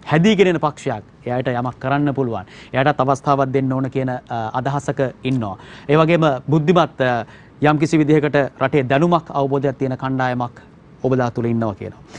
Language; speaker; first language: Sinhala; native; Sinhala